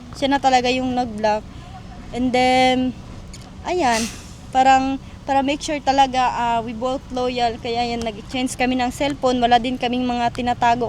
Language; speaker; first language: Filipino; non-native, local second language; Cebuano